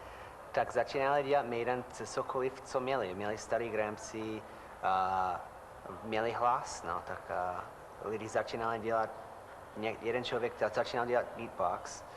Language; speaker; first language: Czech; non-native, fluent; English